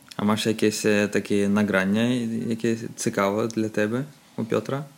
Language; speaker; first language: Polish; non-native, learner; Russian